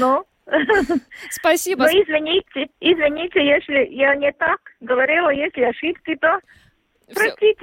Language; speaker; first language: Russian; non-native, local second language; Latvian